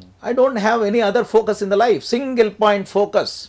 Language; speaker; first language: English; non-native, local second language; Telugu